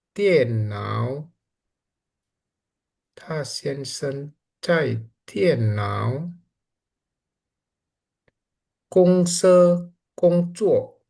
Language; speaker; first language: Chinese; non-native, learner; Indonesian